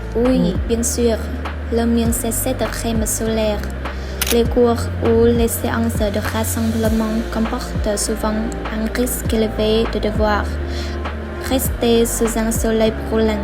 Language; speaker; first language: French; non-native, learner; Vietnamese